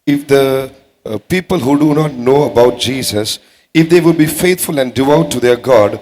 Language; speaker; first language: English; non-native, local second language; Tamil